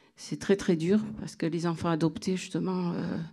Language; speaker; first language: French; native; French